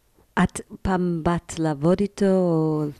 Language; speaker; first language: Hebrew; native; Hebrew